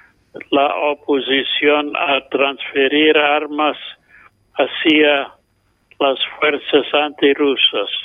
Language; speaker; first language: Spanish; non-native, fluent; English